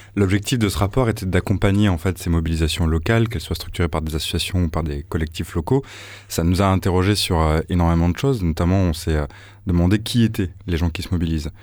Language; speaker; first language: French; native; French